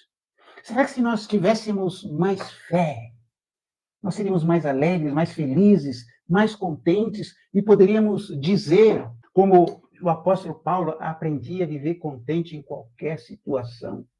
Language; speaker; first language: Portuguese; native; Portuguese